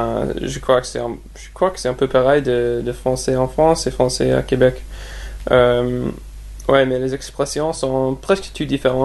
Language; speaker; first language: French; non-native, fluent; English